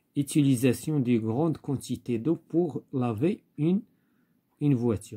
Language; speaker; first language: French; non-native, local second language; Arabic